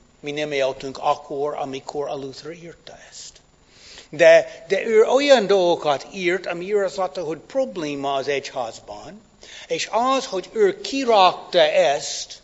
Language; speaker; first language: Hungarian; non-native, fluent; English